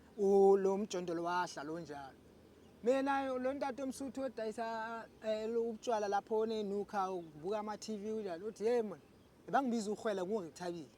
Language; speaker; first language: Zulu; non-native, local second language; Southern Sotho